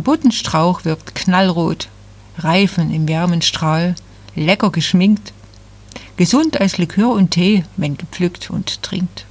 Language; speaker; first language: German; native; German